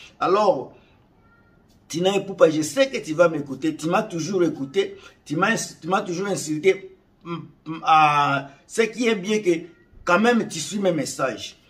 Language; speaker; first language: French; non-native, local second language; Lingala